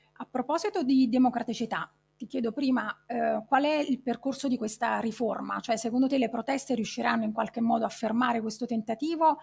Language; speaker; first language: Italian; native; Italian